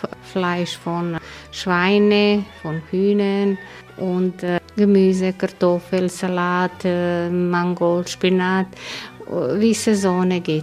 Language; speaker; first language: German; non-native, learner; Croatian